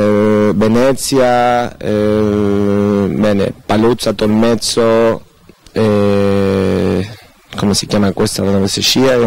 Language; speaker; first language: Italian; early bilingual, heritage; Spanish